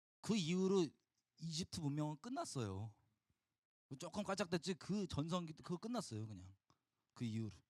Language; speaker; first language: Korean; native; Korean